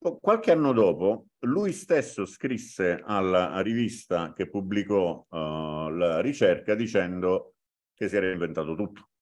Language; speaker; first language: Italian; native; Italian